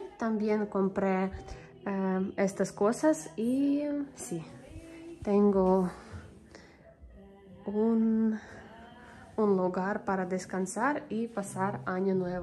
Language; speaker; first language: Spanish; non-native, learner; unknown